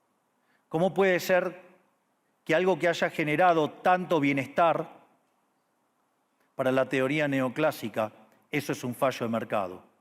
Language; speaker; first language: Spanish; native; Spanish